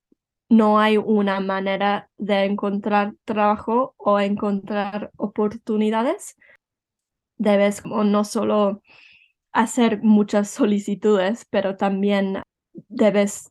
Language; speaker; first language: Spanish; early bilingual, heritage; Spanish